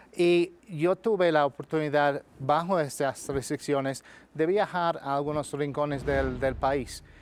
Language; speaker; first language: Spanish; non-native, fluent; English